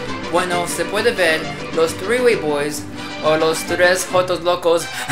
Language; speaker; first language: Spanish; non-native, learner; English